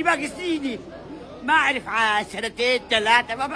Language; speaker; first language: Arabic; native; Arabic